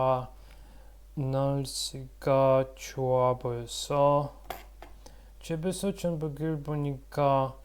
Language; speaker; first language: Korean; non-native, learner; Russian